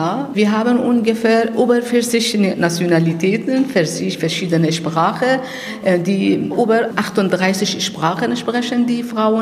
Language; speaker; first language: German; non-native, learner; Persian